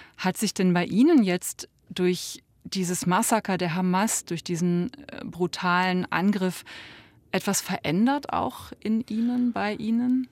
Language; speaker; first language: German; native; German